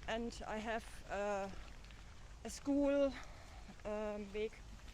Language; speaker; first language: English; non-native, learner; German